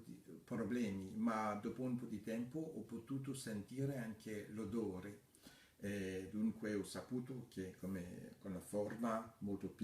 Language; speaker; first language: Italian; non-native, fluent; French